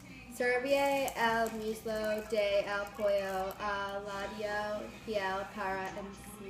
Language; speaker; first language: Spanish; non-native, learner; English